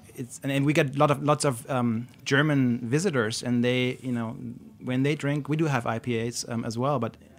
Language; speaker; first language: English; non-native, fluent; German